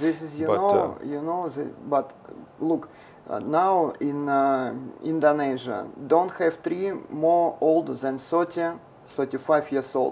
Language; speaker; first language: English; non-native, learner; Russian